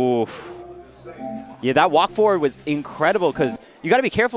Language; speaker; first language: English; native; English